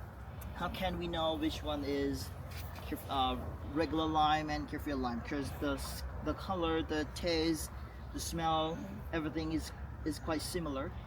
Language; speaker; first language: English; non-native, learner; Thai